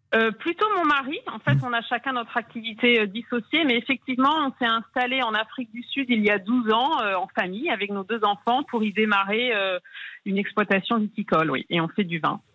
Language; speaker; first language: French; native; French